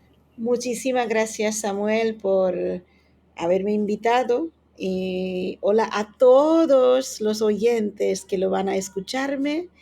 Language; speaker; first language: Spanish; non-native, fluent; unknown